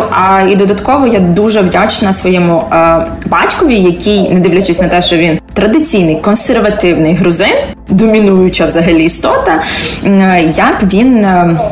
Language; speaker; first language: Ukrainian; early bilingual, heritage; Ukrainian